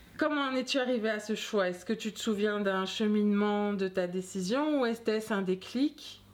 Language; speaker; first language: French; native; French